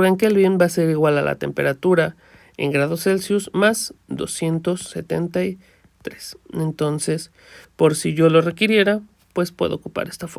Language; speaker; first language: Spanish; native; Spanish